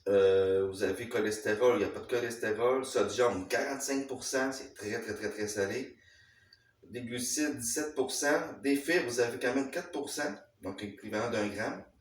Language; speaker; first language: French; native; French